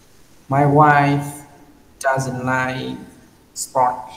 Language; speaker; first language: English; non-native, learner; Vietnamese